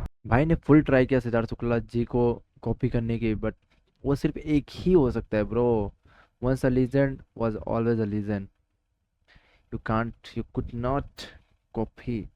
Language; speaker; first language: Hindi; native; Hindi